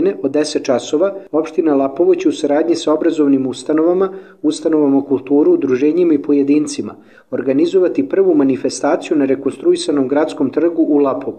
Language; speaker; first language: Serbian; native; Serbian